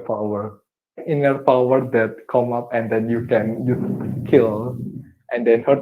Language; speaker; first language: English; non-native, learner; Indonesian